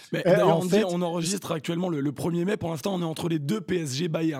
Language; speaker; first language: French; native; French